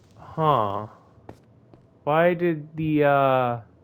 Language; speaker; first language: English; native; English